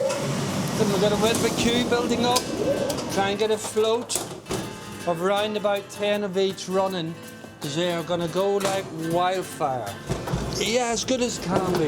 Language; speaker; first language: English; native; English